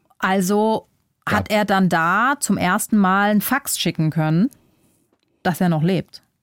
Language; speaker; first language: German; early bilingual, other home language; Vietnamese